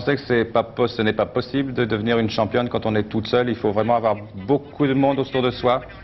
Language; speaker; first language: French; native; French